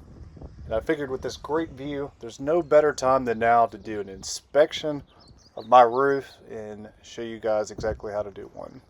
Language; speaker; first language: English; native; English